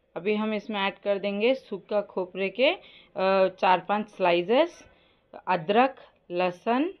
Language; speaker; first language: Hindi; native; Hindi